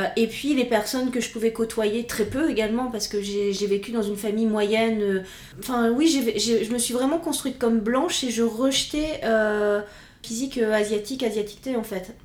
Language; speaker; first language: French; native; French